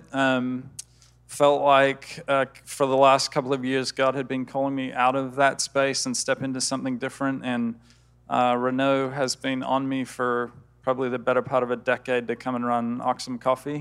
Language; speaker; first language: English; native; English